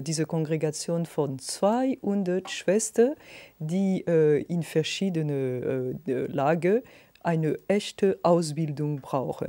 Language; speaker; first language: German; non-native, fluent; French